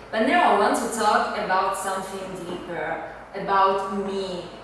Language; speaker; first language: English; non-native, fluent; Italian